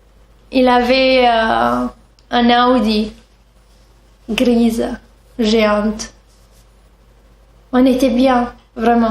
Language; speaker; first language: French; non-native, fluent; Italian